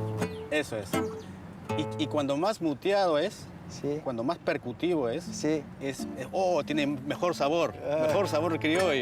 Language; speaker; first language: Spanish; native; Spanish